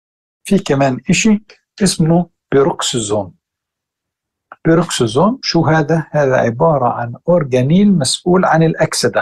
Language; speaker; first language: Arabic; native; Arabic